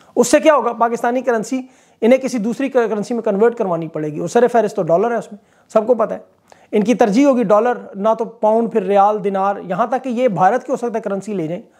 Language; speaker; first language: Urdu; native; Urdu